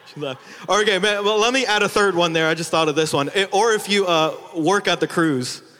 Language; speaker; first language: English; early bilingual, other home language; Filipino